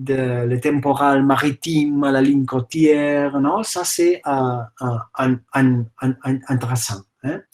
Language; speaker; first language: French; non-native, fluent; Catalan